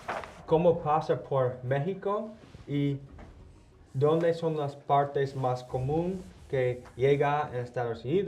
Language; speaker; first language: Spanish; non-native, learner; English